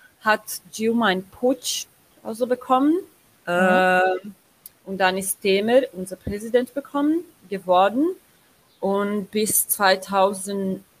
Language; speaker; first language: German; non-native, learner; Portuguese